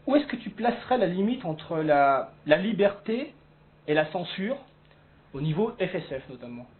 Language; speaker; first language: French; native; French